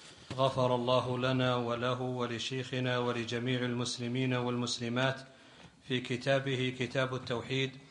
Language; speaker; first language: Arabic; native; Arabic